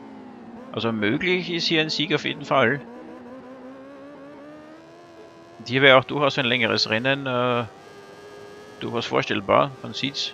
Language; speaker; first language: German; native; German